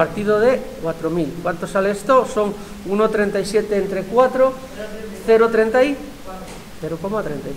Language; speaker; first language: Spanish; native; Spanish